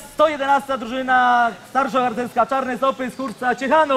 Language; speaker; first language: Polish; native; Polish